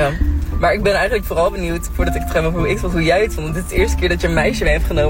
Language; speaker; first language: Dutch; native; Dutch